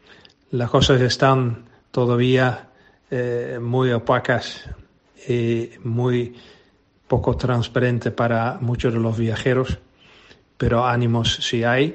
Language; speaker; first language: Spanish; non-native, fluent; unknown